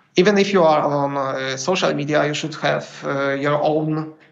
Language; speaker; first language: English; non-native, fluent; Polish